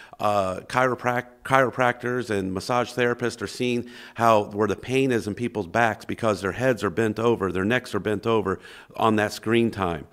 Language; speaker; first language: English; native; English